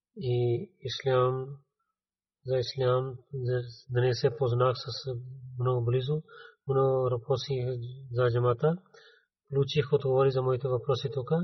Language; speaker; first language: Bulgarian; non-native, fluent; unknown